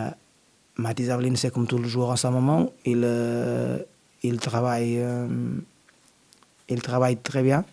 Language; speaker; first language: French; non-native, learner; Portuguese